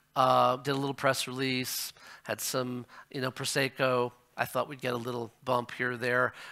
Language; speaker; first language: English; native; English